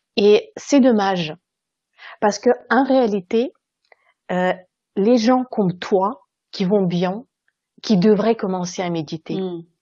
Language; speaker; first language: French; non-native, fluent; Russian